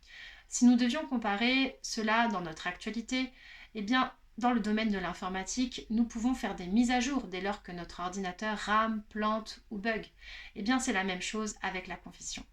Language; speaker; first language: French; native; French